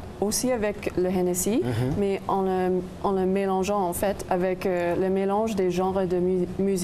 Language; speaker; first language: French; non-native, local second language; English